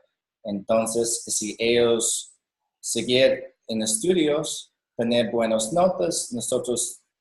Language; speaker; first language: Spanish; non-native, learner; English